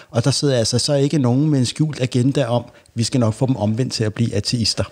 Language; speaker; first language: Danish; native; Danish